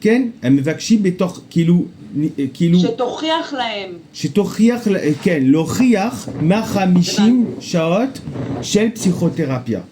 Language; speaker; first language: Hebrew; non-native, fluent; French